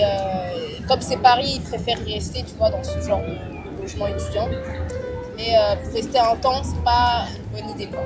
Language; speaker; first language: French; native; French